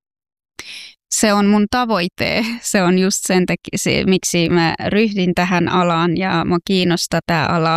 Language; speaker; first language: Finnish; non-native, fluent; Persian